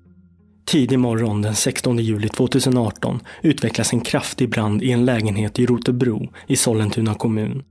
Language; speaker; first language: Swedish; native; Swedish